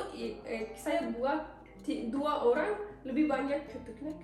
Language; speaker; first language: Indonesian; non-native, learner; Turkish